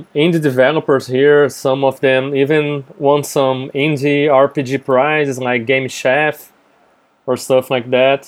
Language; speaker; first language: English; non-native, fluent; Portuguese